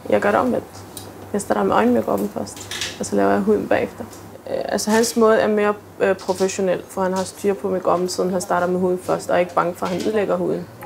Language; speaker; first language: Danish; early bilingual, other home language; Arabic